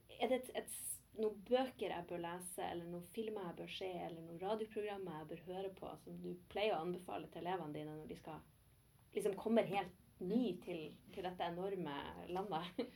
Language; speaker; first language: Norwegian; native; Norwegian